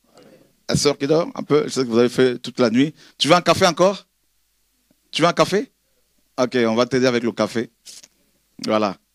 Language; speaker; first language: French; non-native, local second language; Lingala